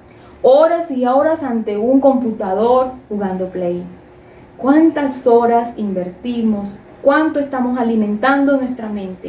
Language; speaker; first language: Spanish; native; Spanish